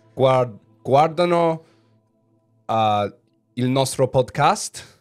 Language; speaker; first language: Italian; non-native, learner; English